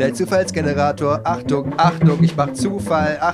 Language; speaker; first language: German; native; German